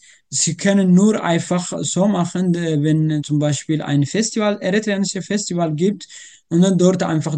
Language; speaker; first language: German; non-native, learner; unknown